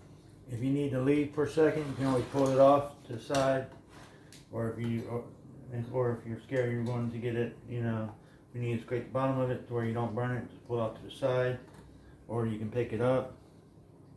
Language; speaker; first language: English; native; English